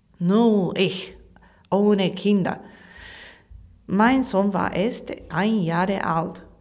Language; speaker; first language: German; non-native, learner; Japanese